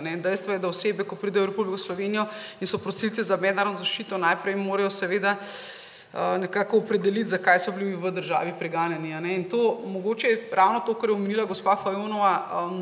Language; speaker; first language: Slovenian; native; Slovenian